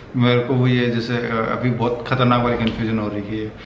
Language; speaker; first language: Hindi; native; Hindi